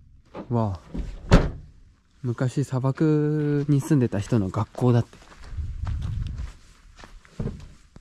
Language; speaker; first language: Japanese; native; Japanese